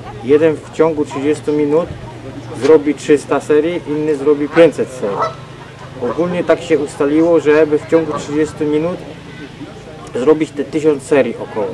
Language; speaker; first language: Polish; non-native, fluent; Vietnamese